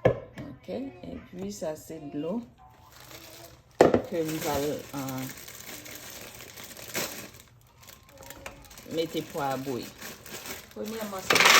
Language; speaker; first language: French; non-native, learner; Haitian Creole